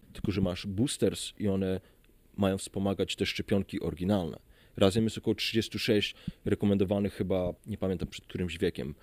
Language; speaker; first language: Polish; early bilingual, heritage; Polish